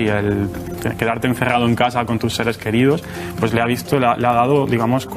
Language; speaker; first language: Spanish; native; Spanish